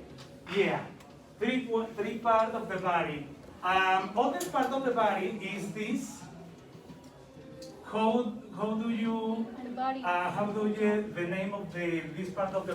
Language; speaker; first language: English; non-native, learner; Spanish